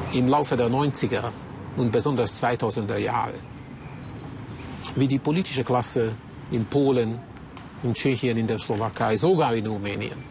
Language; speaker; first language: German; non-native, fluent; Hungarian